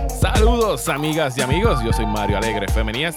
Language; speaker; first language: Spanish; native; Spanish